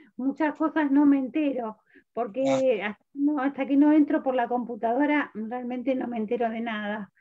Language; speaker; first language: Spanish; native; Spanish